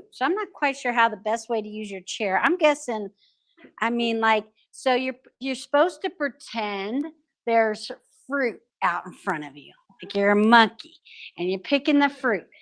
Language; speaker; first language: English; native; English